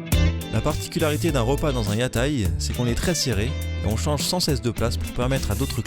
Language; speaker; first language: French; native; French